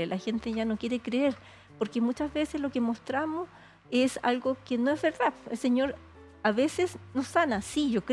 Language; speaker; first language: Spanish; native; Spanish